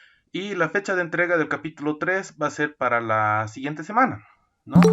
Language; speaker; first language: Spanish; native; Spanish